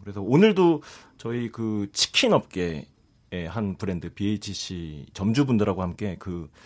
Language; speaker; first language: Korean; native; Korean